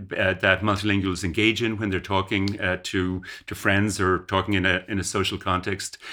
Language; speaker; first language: English; native; English